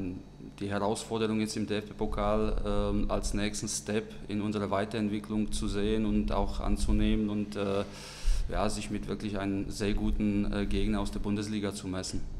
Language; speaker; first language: German; non-native, fluent; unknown